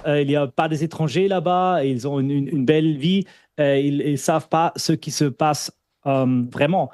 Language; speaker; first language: French; non-native, fluent; German